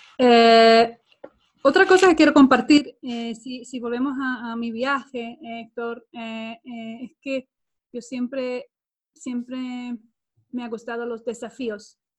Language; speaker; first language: Spanish; non-native, fluent; Swedish